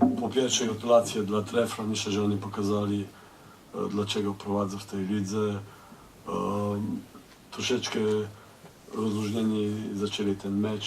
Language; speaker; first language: Polish; non-native, fluent; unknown